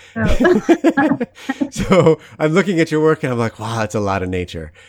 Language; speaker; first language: English; native; English